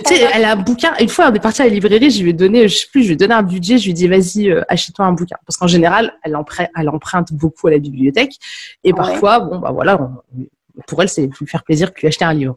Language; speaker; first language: French; native; French